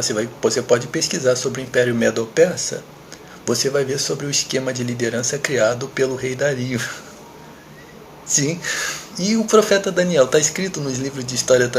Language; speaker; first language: Portuguese; native; Portuguese